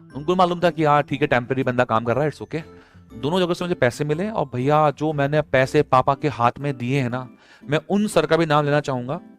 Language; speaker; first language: Hindi; native; Hindi